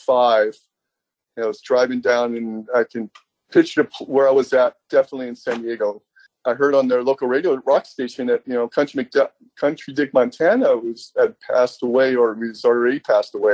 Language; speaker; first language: English; native; English